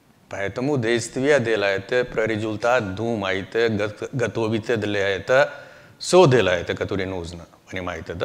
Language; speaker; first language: Russian; non-native, learner; Hindi